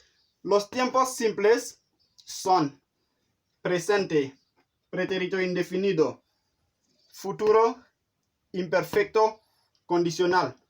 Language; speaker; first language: Spanish; non-native, fluent; Haitian Creole